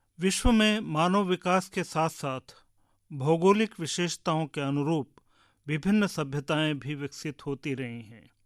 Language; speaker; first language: Hindi; native; Hindi